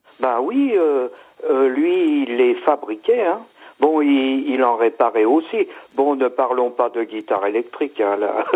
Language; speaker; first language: French; native; French